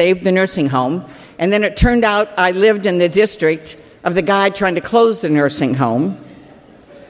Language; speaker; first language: English; native; English